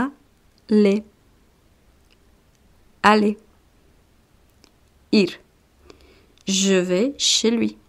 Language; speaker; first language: French; non-native, fluent; Spanish